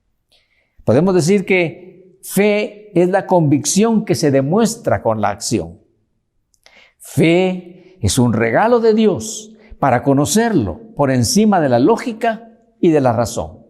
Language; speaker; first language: Spanish; native; Spanish